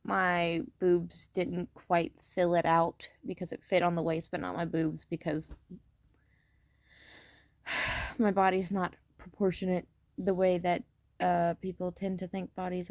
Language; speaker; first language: English; native; English